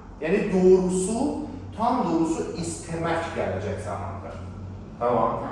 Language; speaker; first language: Turkish; non-native, fluent; Persian